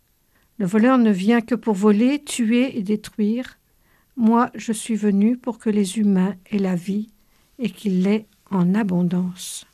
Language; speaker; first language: French; native; French